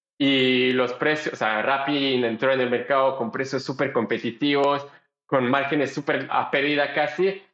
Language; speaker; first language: Spanish; non-native, fluent; French